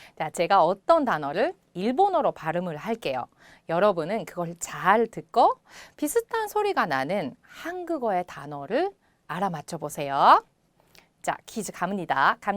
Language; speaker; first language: Korean; non-native, fluent; Japanese